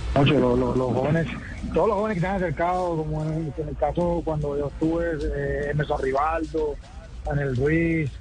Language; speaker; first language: Spanish; native; Spanish